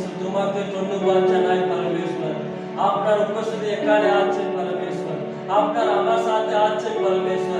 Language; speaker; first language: Bangla; non-native, learner; Hindi